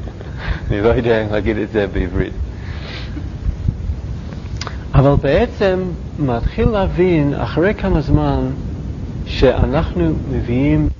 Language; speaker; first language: Hebrew; non-native, learner; English